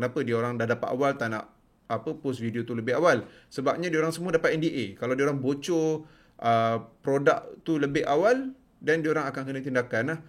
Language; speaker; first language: Malay; native; Malay